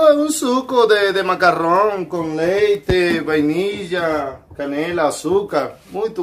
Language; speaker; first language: Portuguese; non-native, learner; Spanish